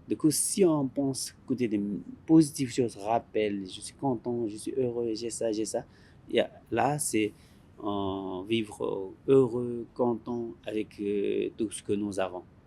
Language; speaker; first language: French; non-native, learner; Tibetan